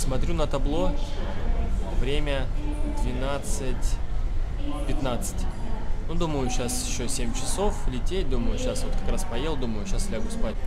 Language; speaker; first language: Russian; native; Russian